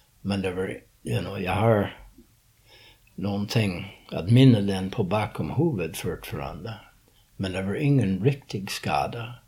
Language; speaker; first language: Swedish; early bilingual, heritage; English